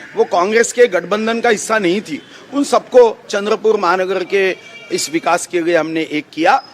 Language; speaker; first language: Hindi; non-native, local second language; Marathi